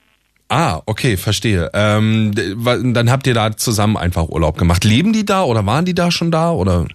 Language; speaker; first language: German; native; German